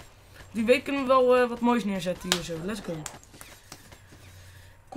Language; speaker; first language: Dutch; native; Dutch